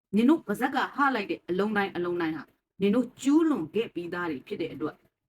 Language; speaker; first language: Burmese; native; Burmese